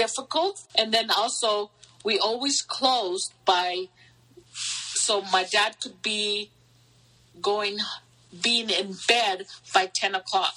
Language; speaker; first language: English; early bilingual, other home language; Spanish